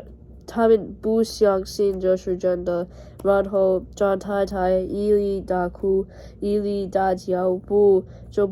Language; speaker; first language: Chinese; non-native, learner; English